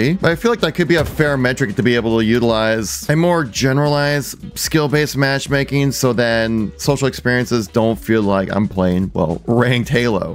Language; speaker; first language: English; native; English